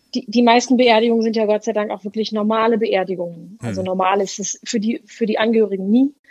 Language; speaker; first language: German; native; German